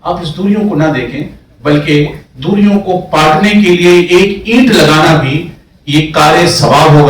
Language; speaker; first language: Hindi; native; Hindi